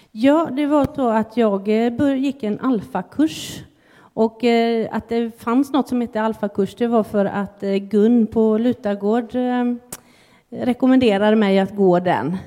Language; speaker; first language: Swedish; native; Swedish